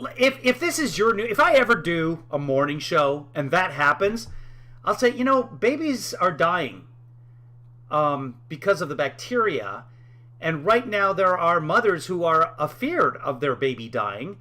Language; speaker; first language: English; native; English